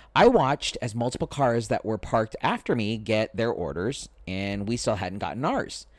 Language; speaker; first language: English; native; English